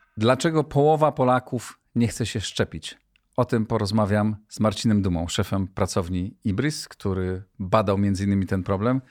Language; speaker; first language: Polish; native; Polish